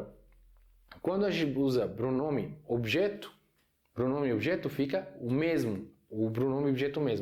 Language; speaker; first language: Portuguese; non-native, fluent; Arabic